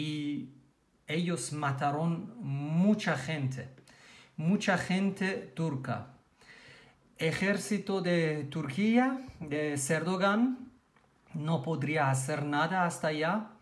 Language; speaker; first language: Spanish; non-native, learner; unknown